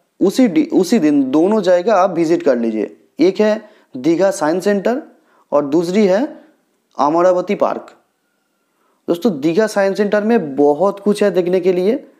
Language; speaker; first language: Hindi; non-native, local second language; Bangla